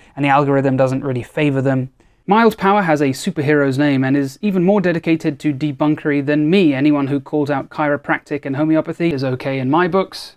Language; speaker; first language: English; native; English